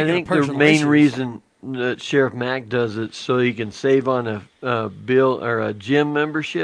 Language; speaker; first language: English; native; English